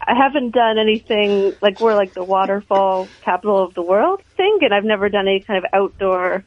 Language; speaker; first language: English; native; English